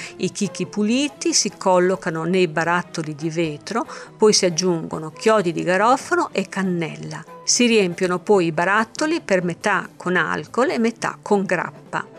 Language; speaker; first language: Italian; native; Italian